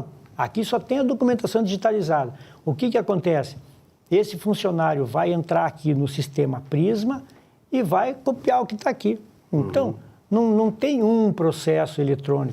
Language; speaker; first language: Portuguese; native; Portuguese